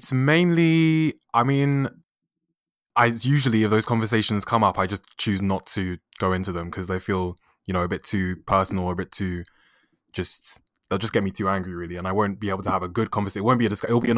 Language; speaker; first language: English; native; English